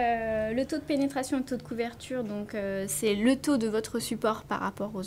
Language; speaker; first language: French; native; French